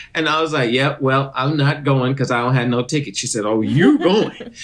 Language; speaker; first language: English; native; English